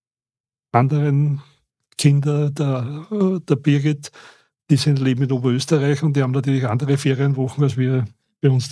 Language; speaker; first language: German; native; German